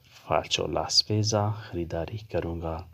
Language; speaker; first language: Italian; non-native, fluent; Urdu